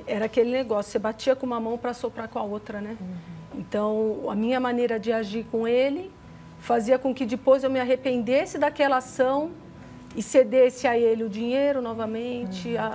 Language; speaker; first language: Portuguese; native; Portuguese